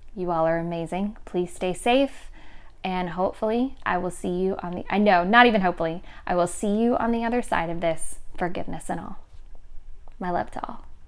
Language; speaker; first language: English; native; English